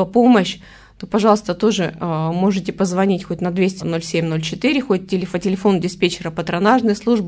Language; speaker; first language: Russian; native; Russian